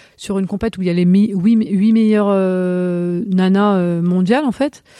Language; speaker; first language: French; native; French